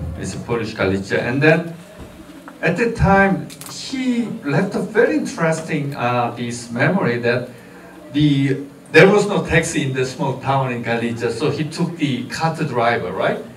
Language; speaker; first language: English; non-native, fluent; Korean